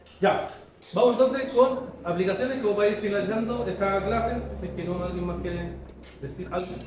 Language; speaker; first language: Spanish; native; Spanish